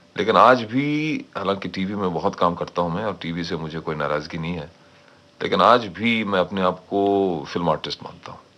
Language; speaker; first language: Hindi; non-native, local second language; English